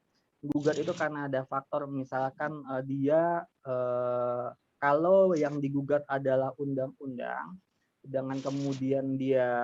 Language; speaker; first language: Indonesian; native; Indonesian